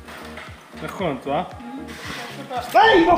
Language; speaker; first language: Swedish; native; Swedish